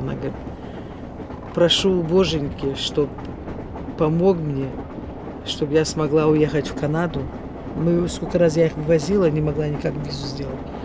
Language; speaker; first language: Russian; native; Russian